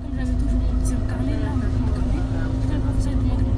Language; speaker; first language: French; native; French